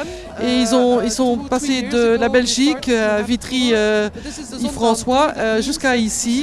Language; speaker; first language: French; non-native, fluent; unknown